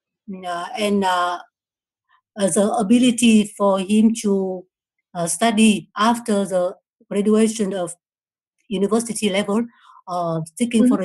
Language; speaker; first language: English; non-native, learner; Vietnamese